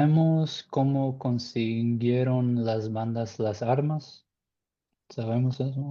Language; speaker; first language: Spanish; non-native, learner; English